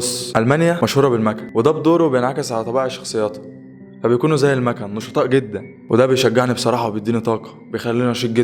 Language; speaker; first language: Arabic; native; Arabic